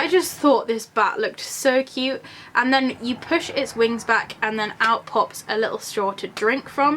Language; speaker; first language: English; native; English